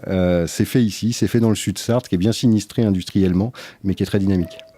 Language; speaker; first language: French; native; French